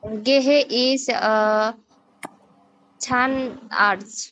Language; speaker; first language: German; non-native, learner; Bangla